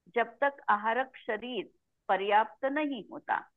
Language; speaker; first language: Hindi; non-native, local second language; Marathi